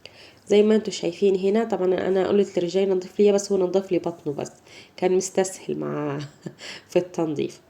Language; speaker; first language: Arabic; native; Arabic